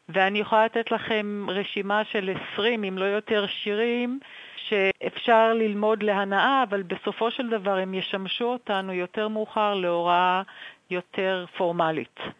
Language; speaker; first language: Hebrew; native; Hebrew